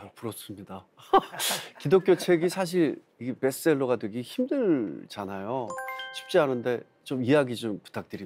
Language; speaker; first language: Korean; native; Korean